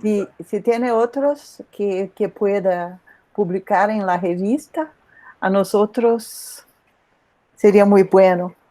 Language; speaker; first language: Spanish; non-native, learner; Portuguese